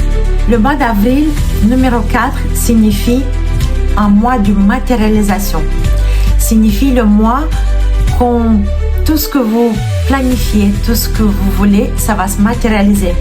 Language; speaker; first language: French; non-native, fluent; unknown